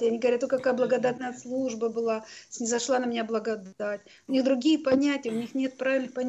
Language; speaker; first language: Russian; native; Russian